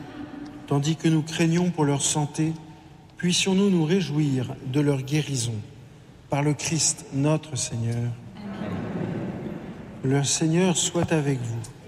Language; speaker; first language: French; native; French